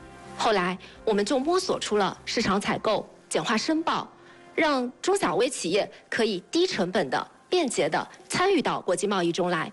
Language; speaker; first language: Chinese; native; Chinese